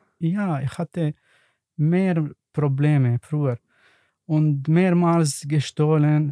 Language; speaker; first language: German; non-native, learner; Arabic